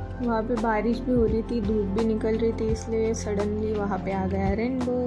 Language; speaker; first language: Hindi; non-native, local second language; Marathi